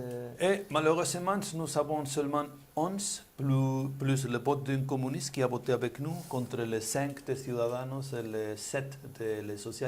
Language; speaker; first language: French; non-native, learner; Spanish